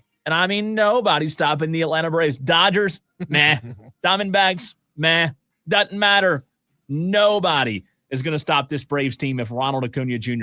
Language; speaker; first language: English; native; English